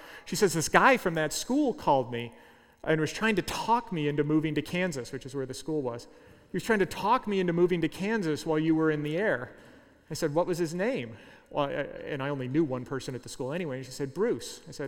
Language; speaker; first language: English; native; English